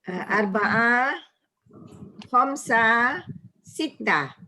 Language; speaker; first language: Arabic; non-native, learner; Malay